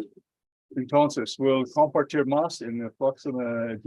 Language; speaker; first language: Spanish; non-native, learner; English